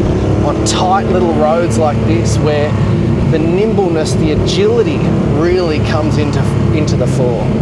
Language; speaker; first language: English; native; English